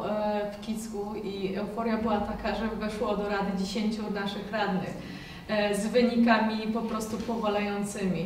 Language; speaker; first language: Polish; native; Polish